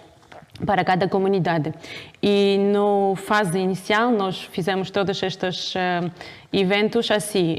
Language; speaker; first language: Portuguese; non-native, fluent; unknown